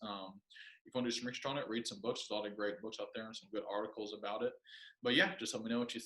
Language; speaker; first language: English; native; English